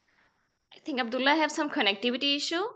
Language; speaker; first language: English; non-native, fluent; Urdu